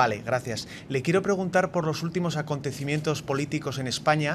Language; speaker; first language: Spanish; native; Spanish